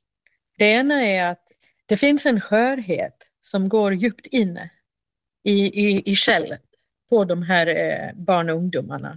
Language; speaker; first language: Swedish; non-native, fluent; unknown